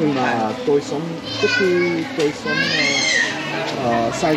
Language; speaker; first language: Vietnamese; non-native, learner; Korean